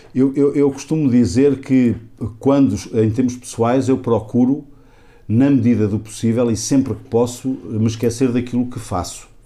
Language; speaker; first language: Portuguese; native; Portuguese